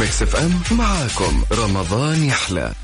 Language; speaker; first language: Arabic; native; Arabic